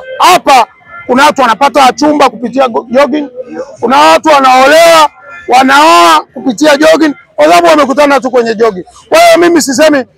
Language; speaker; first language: Swahili; native; Swahili